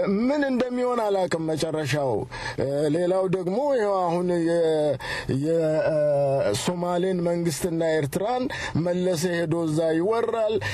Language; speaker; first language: Amharic; native; Amharic